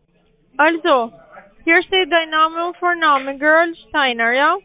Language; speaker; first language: German; non-native, learner; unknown